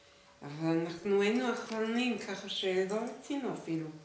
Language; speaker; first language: Hebrew; non-native, fluent; Hungarian